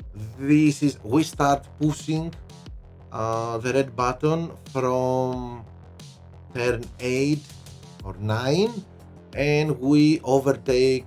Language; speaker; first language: English; non-native, fluent; Greek